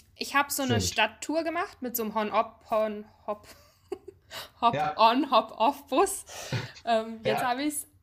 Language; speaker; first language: German; native; German